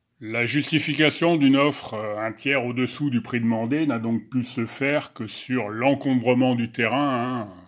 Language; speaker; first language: French; native; French